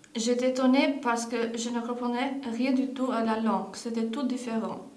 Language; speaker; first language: French; non-native, fluent; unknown